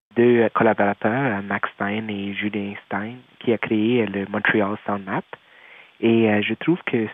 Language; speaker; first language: French; non-native, local second language; English